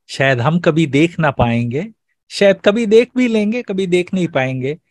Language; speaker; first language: Hindi; non-native, local second language; Malayalam